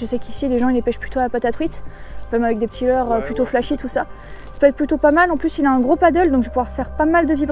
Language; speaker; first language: French; native; French